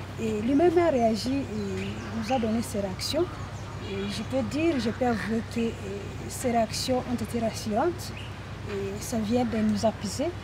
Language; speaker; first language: French; non-native, local second language; Nande